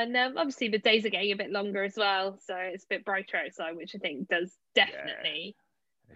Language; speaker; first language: English; native; English